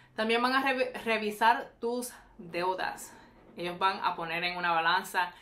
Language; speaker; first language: Spanish; early bilingual, heritage; Spanish